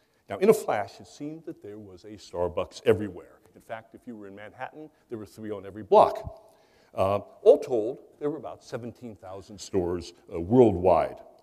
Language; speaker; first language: English; native; English